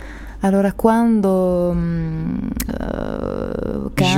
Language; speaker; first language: Italian; non-native, learner; French